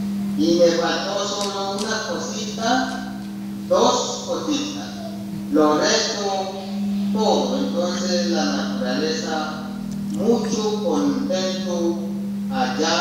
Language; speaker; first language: Spanish; non-native, local second language; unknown